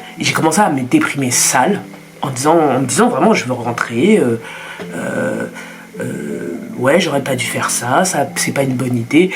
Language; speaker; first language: French; native; French